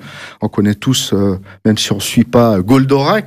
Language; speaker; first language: French; native; French